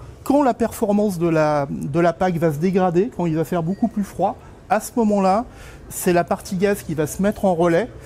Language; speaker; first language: French; native; French